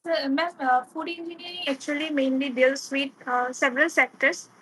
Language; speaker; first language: English; non-native, local second language; Assamese